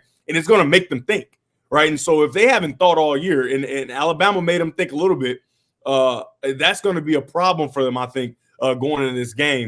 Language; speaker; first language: English; native; English